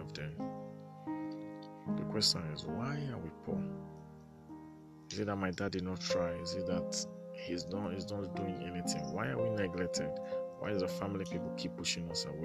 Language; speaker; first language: English; non-native, local second language; Igbo